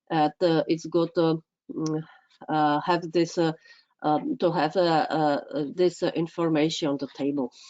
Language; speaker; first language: English; non-native, fluent; Czech